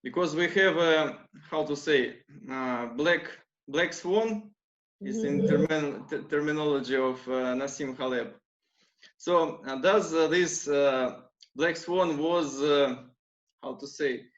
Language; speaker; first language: English; non-native, learner; Russian